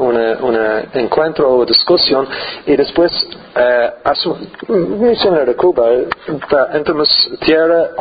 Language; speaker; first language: Spanish; non-native, learner; English